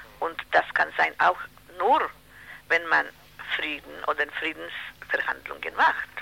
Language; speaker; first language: German; non-native, learner; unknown